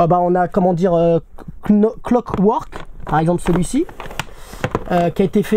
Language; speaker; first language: French; native; French